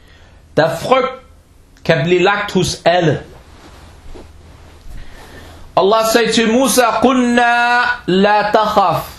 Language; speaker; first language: Danish; early bilingual, other home language; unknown